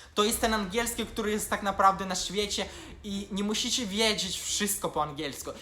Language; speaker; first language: Polish; non-native, fluent; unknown